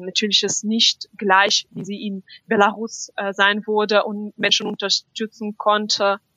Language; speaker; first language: German; non-native, fluent; Russian